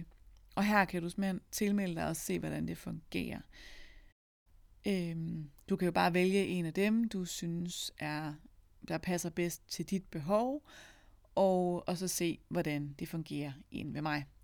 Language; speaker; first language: Danish; native; Danish